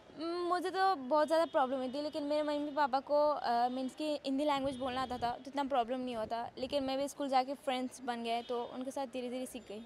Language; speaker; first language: Hindi; non-native, fluent; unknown